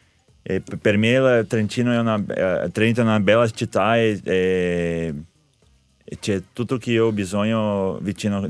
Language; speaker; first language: Italian; non-native, fluent; Portuguese